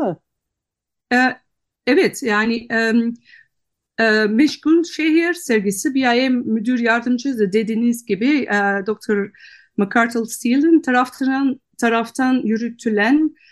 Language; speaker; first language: Turkish; non-native, fluent; Dutch